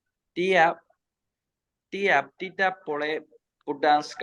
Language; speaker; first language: Indonesian; non-native, learner; Chinese